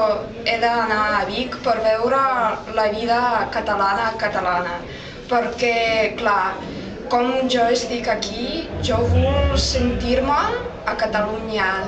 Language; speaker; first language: Catalan; non-native, fluent; Russian